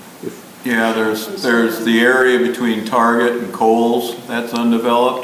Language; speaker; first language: English; native; English